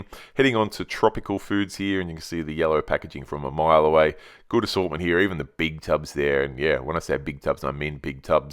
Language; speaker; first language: English; native; English